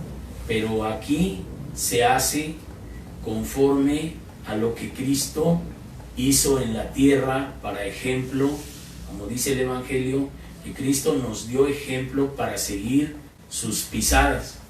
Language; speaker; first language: Spanish; native; Spanish